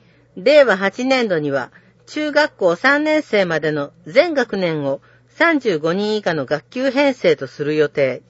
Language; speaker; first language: Japanese; native; Japanese